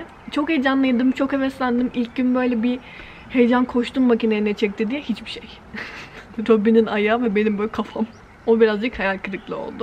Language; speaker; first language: Turkish; native; Turkish